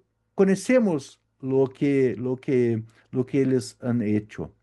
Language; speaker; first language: Spanish; non-native, learner; Portuguese